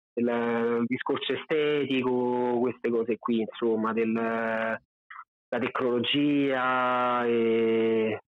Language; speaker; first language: Italian; native; Italian